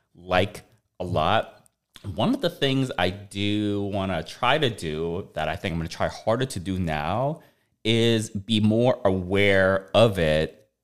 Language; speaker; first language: English; early bilingual, other home language; Cantonese